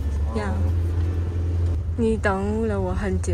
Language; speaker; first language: Chinese; non-native, learner; Vietnamese